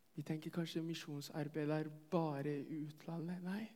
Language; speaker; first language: Norwegian; non-native, fluent; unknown